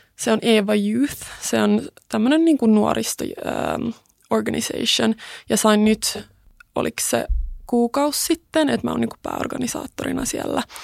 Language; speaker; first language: Finnish; early bilingual, other home language; Swedish